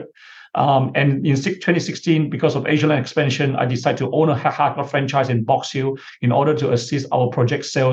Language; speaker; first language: English; non-native, local second language; Chinese